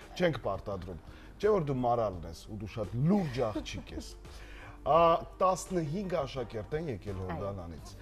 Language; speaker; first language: Armenian; native; Armenian